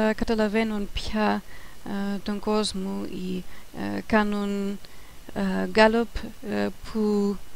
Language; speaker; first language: Greek; non-native, learner; German